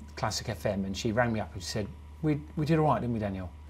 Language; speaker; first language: English; native; English